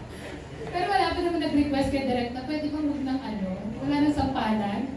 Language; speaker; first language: Filipino; native; Filipino